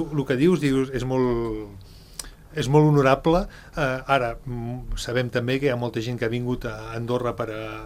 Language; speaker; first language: Catalan; native; Catalan